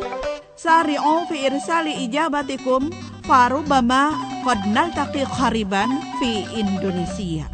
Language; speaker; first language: Arabic; non-native, fluent; Indonesian